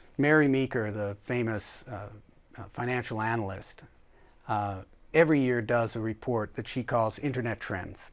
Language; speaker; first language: English; native; English